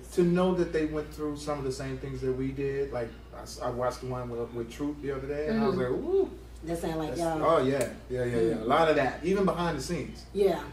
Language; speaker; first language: English; native; English